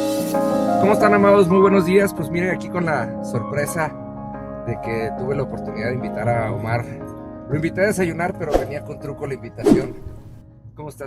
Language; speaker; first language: Spanish; native; Spanish